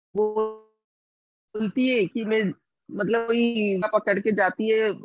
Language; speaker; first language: Hindi; non-native, local second language; Odia